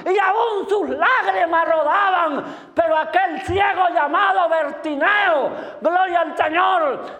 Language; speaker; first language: Spanish; native; Spanish